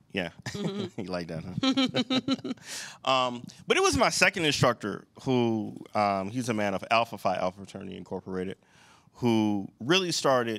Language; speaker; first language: English; native; English